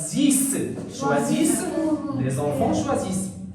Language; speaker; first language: French; non-native, local second language; Arabic